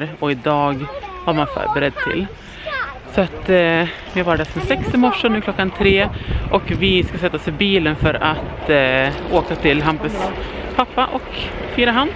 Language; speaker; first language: Swedish; native; Swedish